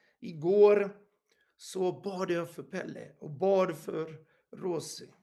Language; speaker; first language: Swedish; non-native, fluent; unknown